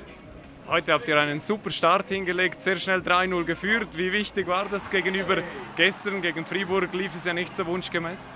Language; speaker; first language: German; native; German